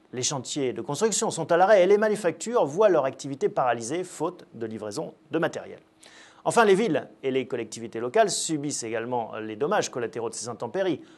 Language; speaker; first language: French; native; French